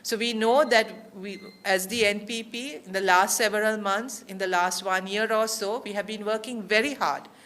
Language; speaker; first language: English; non-native, local second language; Sinhala